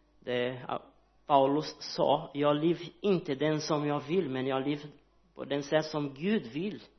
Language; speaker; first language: Swedish; non-native, learner; Portuguese